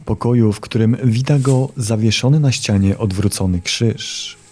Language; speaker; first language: Polish; native; Polish